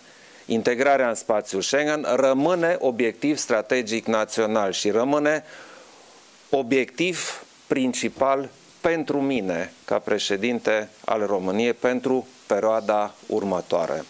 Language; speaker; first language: Romanian; non-native, local second language; German